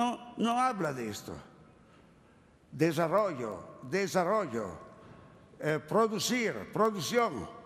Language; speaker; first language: Spanish; non-native, learner; Italian